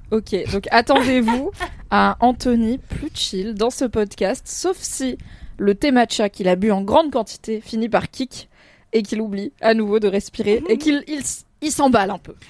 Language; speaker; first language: French; native; French